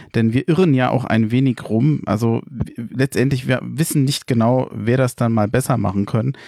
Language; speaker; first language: German; native; German